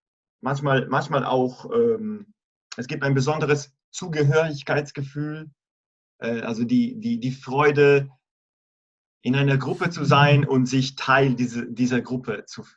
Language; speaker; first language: German; non-native, fluent; Italian